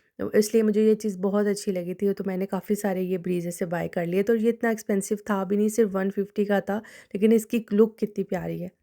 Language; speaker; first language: Urdu; non-native, local second language; Punjabi